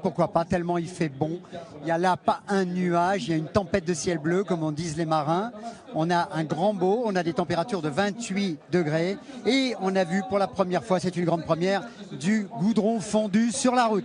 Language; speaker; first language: French; native; French